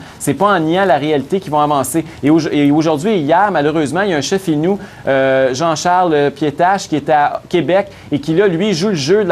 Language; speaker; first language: French; native; French